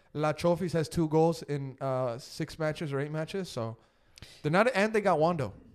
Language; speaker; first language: English; early bilingual, other home language; Spanish